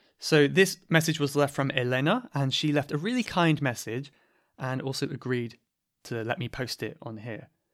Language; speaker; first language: English; native; English